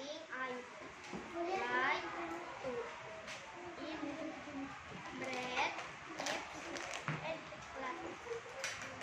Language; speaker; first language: English; non-native, learner; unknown